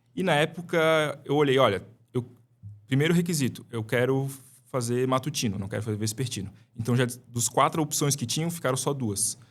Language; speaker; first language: Portuguese; native; Portuguese